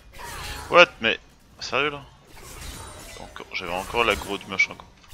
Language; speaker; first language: French; native; French